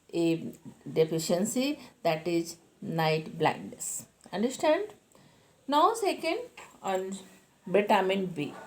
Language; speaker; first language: English; non-native, local second language; Hindi